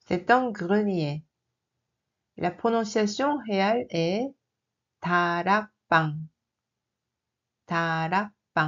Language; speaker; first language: French; non-native, fluent; Korean